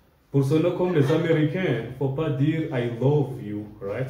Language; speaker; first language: French; non-native, local second language; Swahili